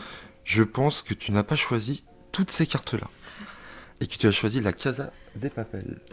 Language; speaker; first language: French; native; French